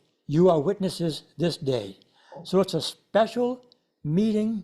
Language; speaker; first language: English; native; English